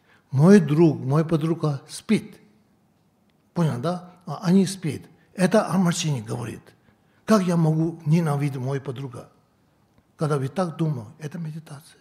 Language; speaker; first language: Russian; non-native, learner; Tibetan